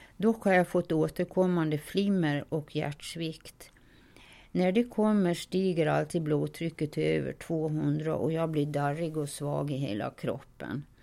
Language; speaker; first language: Swedish; native; Swedish